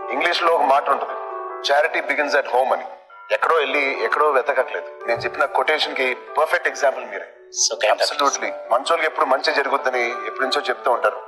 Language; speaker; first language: Telugu; native; Telugu